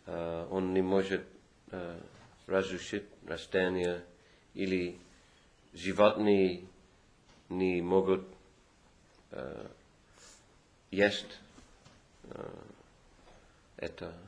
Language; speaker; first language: Russian; non-native, fluent; English